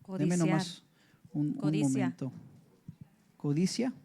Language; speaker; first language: Spanish; early bilingual, heritage; English